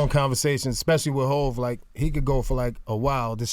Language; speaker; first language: English; native; English